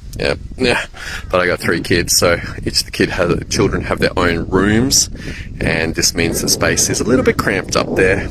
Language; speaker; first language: English; native; English